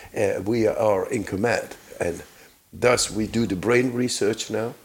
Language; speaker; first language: English; non-native, fluent; Dutch